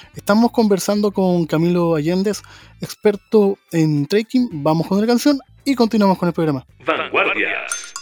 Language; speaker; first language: Spanish; native; Spanish